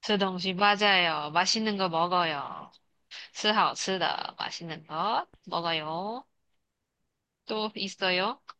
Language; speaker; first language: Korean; non-native, fluent; Chinese